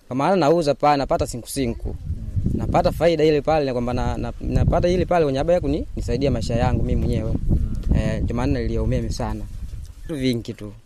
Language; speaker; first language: Swahili; non-native, local second language; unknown